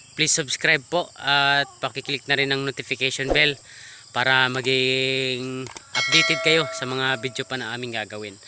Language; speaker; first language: Filipino; non-native, local second language; Maguindanaon